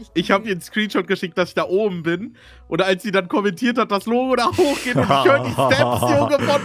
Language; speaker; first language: German; native; German